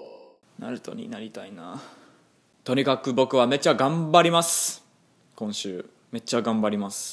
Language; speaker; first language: Japanese; non-native, fluent; English